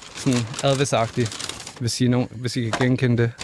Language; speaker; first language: Danish; early bilingual, other home language; English